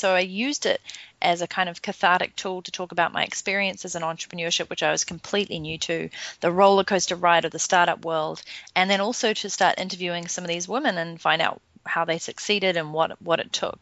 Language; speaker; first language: English; native; English